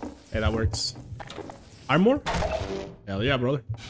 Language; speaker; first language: English; non-native, fluent; Spanish